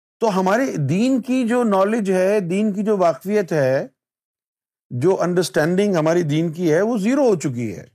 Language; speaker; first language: Urdu; native; Urdu